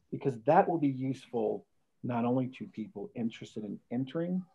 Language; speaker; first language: English; native; English